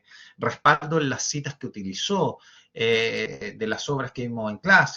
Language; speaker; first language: Spanish; native; Spanish